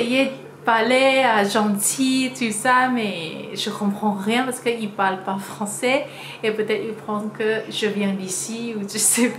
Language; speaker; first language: French; non-native, learner; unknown